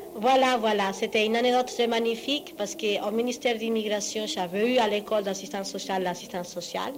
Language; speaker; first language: French; non-native, fluent; Spanish